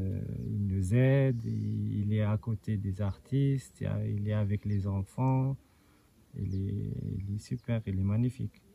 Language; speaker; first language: French; non-native, local second language; Arabic